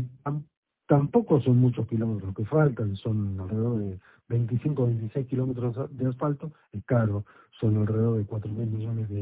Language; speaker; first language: Spanish; native; Spanish